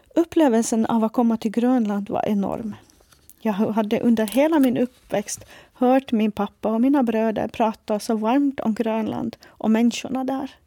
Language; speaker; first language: Swedish; non-native, fluent; Faroese